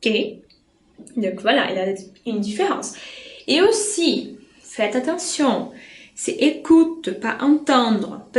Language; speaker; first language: French; non-native, fluent; Portuguese